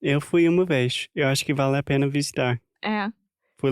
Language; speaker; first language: Portuguese; non-native, fluent; English